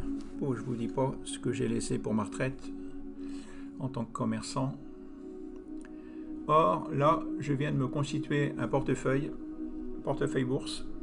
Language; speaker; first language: French; native; French